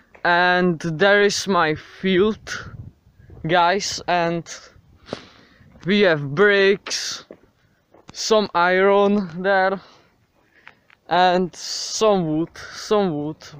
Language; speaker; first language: English; non-native, learner; Czech